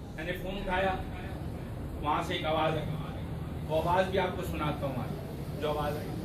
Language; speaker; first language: Urdu; native; Urdu